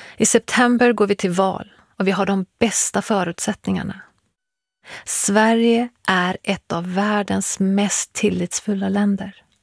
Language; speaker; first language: Swedish; early bilingual, other home language; Persian